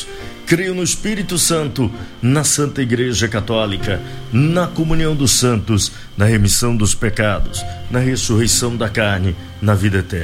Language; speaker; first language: Portuguese; native; Portuguese